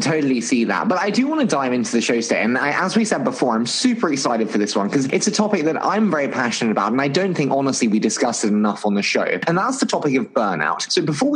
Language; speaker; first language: English; native; English